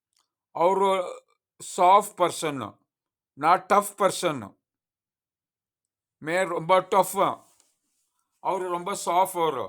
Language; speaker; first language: Tamil; non-native, learner; Kannada